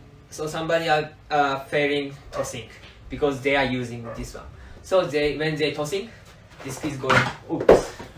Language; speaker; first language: English; non-native, learner; Japanese